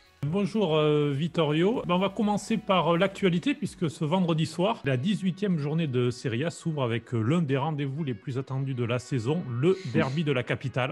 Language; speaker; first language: French; native; French